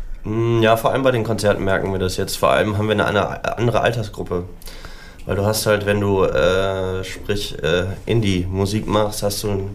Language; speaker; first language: German; native; German